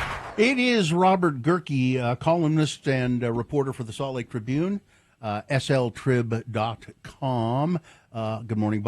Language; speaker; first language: English; native; English